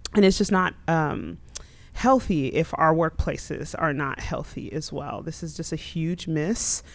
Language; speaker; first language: English; early bilingual, other home language; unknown